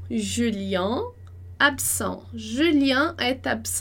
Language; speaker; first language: French; non-native, fluent; Portuguese